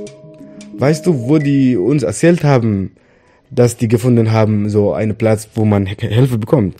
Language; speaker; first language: German; non-native, learner; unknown